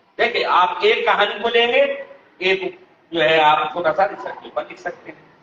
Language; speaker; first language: Hindi; native; Hindi